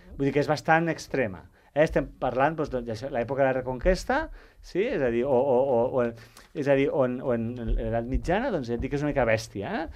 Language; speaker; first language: Catalan; native; Catalan